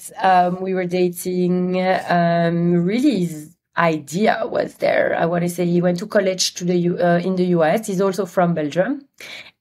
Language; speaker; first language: English; non-native, fluent; Dutch